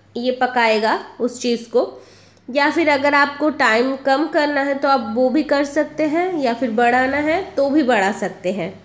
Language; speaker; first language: Hindi; non-native, local second language; Bangla